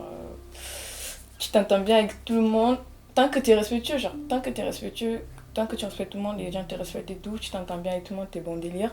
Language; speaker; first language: French; early bilingual, other home language; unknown